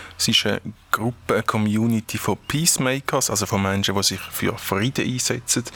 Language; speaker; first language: German; native; German